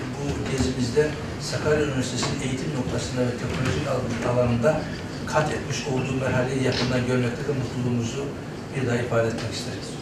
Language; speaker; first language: Turkish; non-native, fluent; Arabic